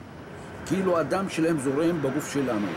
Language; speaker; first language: Hebrew; non-native, fluent; Arabic